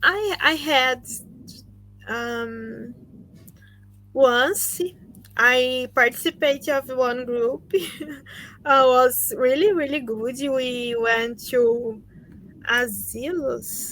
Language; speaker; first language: English; non-native, learner; Portuguese